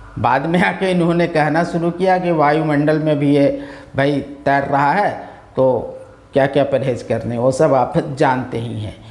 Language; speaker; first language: Hindi; native; Hindi